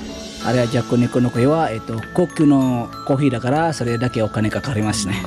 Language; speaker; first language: Japanese; non-native, fluent; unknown